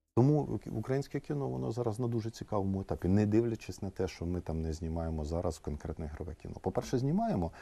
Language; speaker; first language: Ukrainian; native; Ukrainian